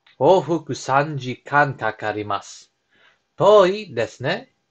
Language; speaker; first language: Japanese; non-native, learner; English